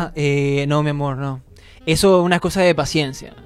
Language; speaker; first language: Spanish; native; Spanish